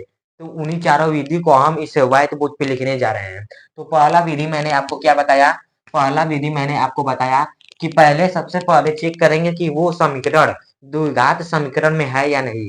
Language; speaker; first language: Hindi; native; Hindi